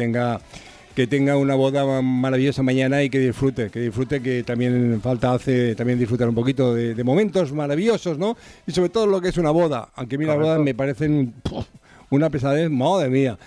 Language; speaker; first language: Spanish; native; Spanish